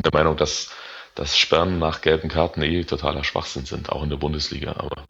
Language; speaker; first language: German; native; German